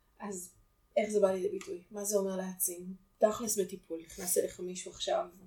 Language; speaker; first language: Hebrew; native; Hebrew